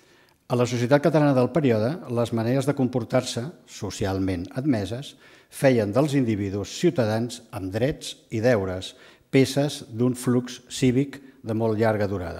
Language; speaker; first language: Catalan; native; Catalan